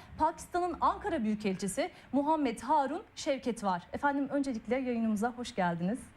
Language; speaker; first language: Turkish; native; Turkish